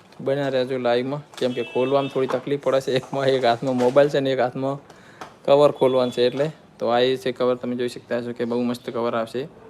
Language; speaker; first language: Gujarati; native; Gujarati